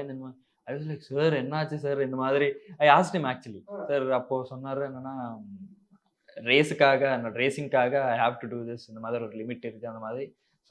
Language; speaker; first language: Tamil; non-native, learner; Telugu